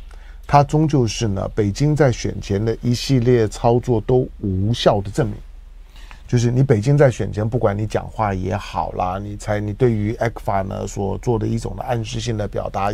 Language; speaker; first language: Chinese; native; Chinese